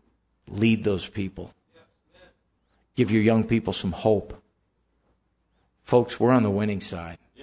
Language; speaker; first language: English; native; English